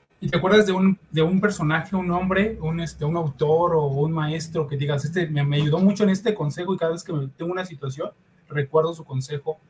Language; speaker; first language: Spanish; native; Spanish